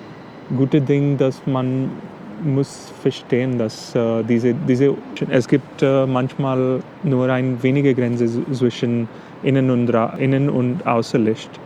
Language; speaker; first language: German; non-native, fluent; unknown